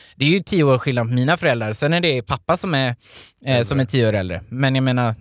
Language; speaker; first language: Swedish; native; Swedish